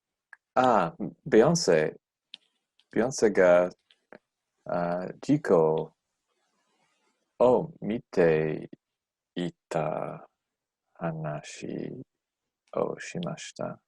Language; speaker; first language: Japanese; non-native, learner; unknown